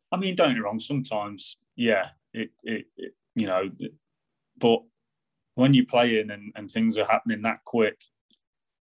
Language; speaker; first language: English; native; English